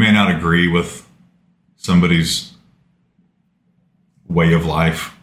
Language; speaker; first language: English; native; English